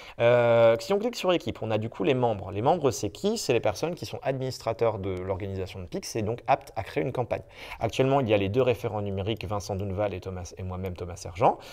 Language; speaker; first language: French; native; French